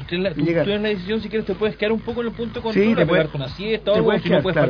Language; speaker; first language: Spanish; native; Spanish